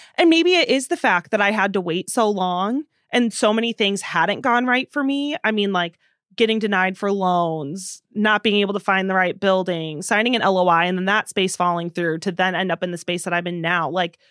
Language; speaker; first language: English; native; English